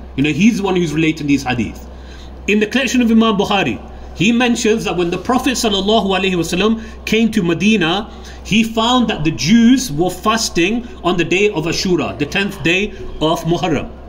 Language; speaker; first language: English; early bilingual, other home language; Urdu